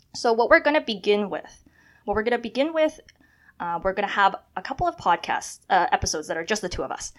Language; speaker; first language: English; early bilingual, other home language; Chinese